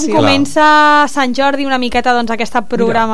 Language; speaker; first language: Catalan; native; Catalan